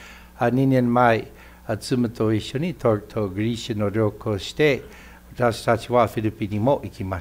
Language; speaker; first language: Japanese; non-native, fluent; English